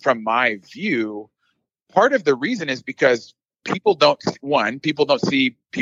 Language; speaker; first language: English; native; English